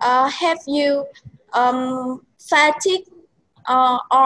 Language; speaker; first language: English; non-native, learner; Vietnamese